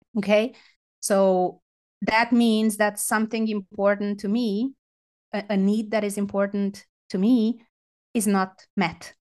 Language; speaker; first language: English; non-native, fluent; Romanian